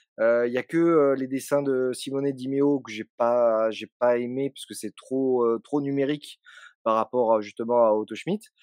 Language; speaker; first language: French; native; French